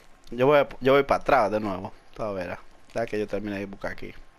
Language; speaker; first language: Spanish; early bilingual, heritage; Spanish